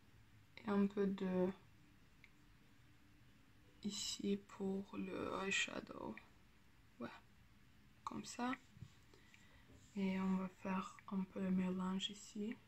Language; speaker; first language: French; non-native, learner; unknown